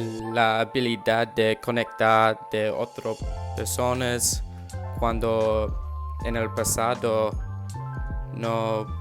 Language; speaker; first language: Spanish; non-native, learner; English